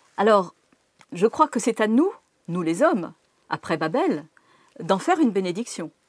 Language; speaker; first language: French; native; French